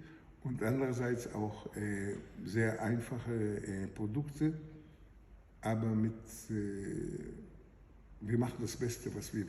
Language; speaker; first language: German; non-native, fluent; Hebrew